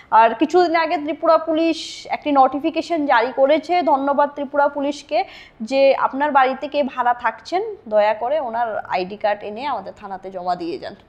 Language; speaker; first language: Bangla; native; Bangla